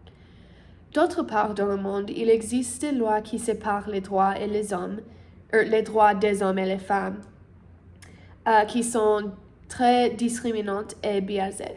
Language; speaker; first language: French; non-native, learner; English